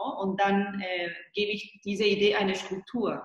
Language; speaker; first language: German; early bilingual, heritage; Spanish